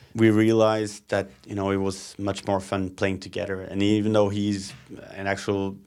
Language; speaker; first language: English; non-native, fluent; Norwegian